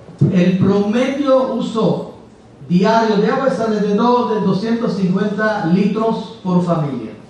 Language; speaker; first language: Spanish; non-native, fluent; Hebrew